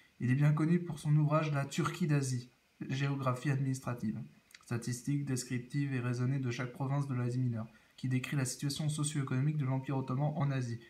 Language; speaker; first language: French; native; French